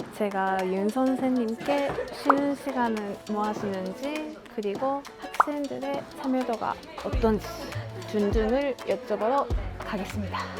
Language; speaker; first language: Korean; early bilingual, heritage; Korean